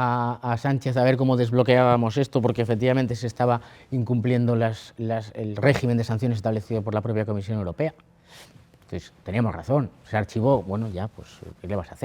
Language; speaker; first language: Spanish; native; Spanish